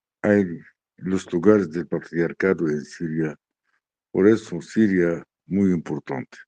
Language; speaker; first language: Spanish; non-native, learner; Arabic